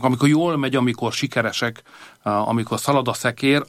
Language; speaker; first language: Hungarian; native; Hungarian